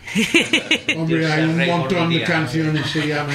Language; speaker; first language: Spanish; non-native, learner; English